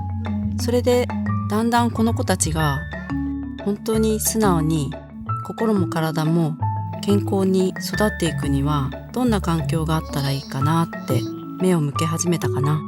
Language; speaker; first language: Japanese; native; Japanese